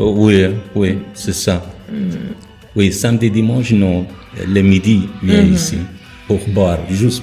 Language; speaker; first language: French; non-native, learner; Persian